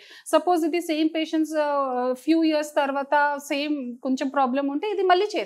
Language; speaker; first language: Telugu; non-native, fluent; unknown